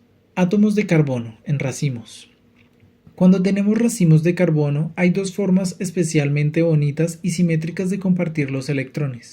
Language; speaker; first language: Spanish; native; Spanish